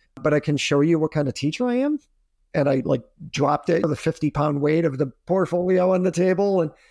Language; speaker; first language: English; native; English